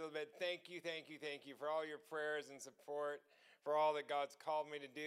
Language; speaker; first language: English; native; English